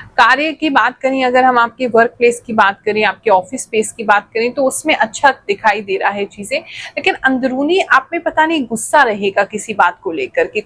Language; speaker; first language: Hindi; native; Hindi